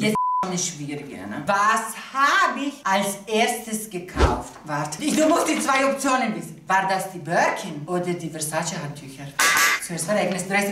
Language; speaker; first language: German; non-native, local second language; Italian